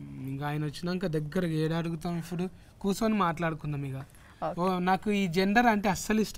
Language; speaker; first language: Telugu; native; Telugu